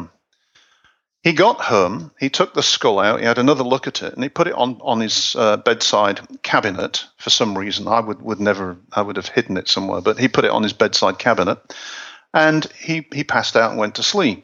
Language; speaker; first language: English; native; English